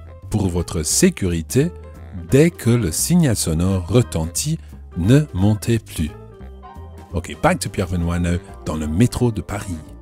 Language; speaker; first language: French; non-native, fluent; English